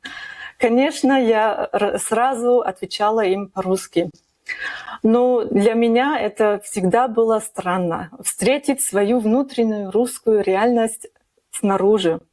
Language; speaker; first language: Russian; early bilingual, heritage; Russian